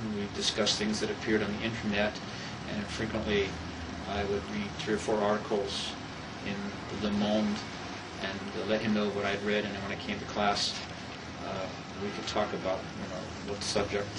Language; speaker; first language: English; native; English